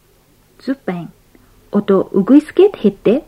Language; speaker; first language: Mongolian; non-native, fluent; Japanese